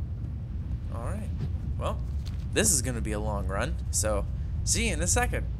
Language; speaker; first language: English; native; English